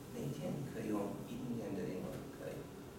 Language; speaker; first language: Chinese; non-native, fluent; English